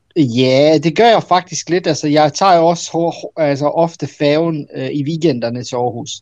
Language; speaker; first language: Danish; early bilingual, other home language; Bosnian